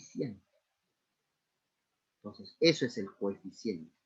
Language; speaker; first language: Spanish; native; Spanish